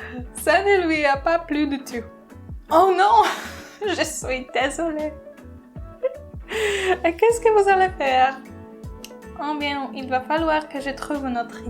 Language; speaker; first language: French; non-native, learner; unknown